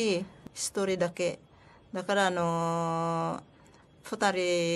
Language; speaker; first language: Japanese; non-native, learner; Filipino